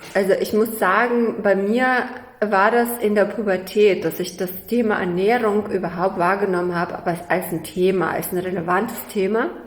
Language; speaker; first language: German; early bilingual, other home language; Russian